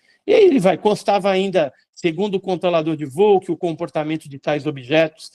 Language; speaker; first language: Portuguese; native; Portuguese